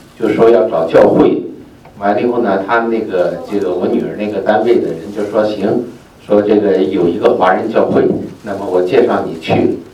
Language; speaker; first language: Chinese; native; Chinese